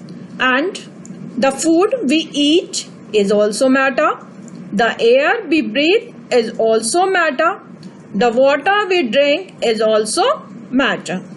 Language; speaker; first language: English; non-native, local second language; Hindi